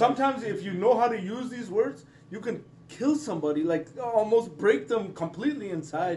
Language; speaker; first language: English; native; English